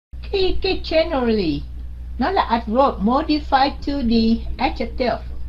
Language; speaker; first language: English; non-native, fluent; Vietnamese